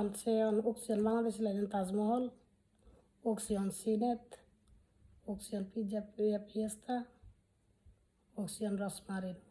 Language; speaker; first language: Finnish; non-native, learner; Bangla